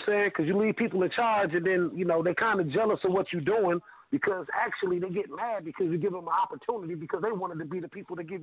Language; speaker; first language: English; native; English